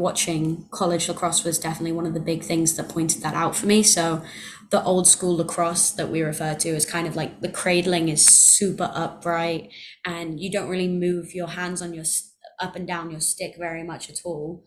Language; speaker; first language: English; native; English